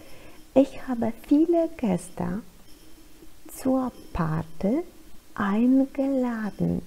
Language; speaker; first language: German; non-native, fluent; Polish